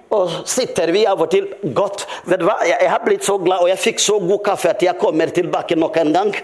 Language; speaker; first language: Norwegian; non-native, fluent; Rundi